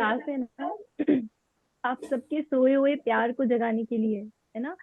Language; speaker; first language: Hindi; native; Hindi